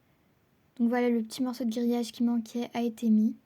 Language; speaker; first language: French; native; French